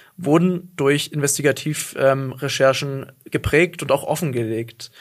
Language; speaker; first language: German; native; German